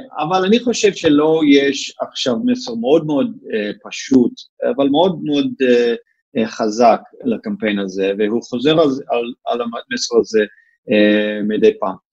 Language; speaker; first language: Hebrew; non-native, fluent; English